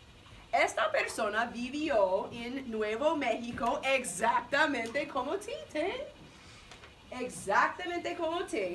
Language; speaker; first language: Spanish; non-native, fluent; English